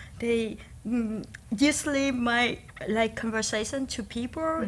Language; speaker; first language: English; non-native, learner; Vietnamese